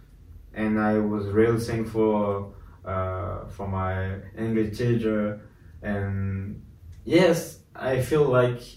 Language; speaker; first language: English; non-native, learner; French